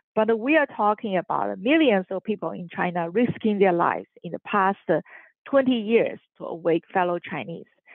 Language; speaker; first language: English; non-native, fluent; Chinese